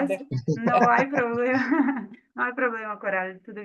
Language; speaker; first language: Spanish; non-native, fluent; Portuguese